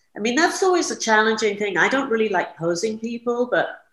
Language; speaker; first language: English; native; English